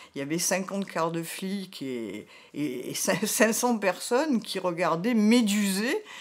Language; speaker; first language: French; native; French